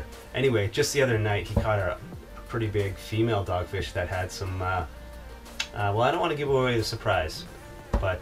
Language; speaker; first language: English; native; English